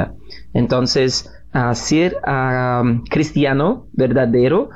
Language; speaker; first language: Spanish; non-native, learner; Portuguese